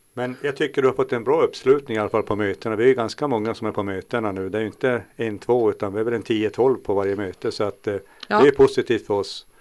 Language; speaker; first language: Swedish; native; Swedish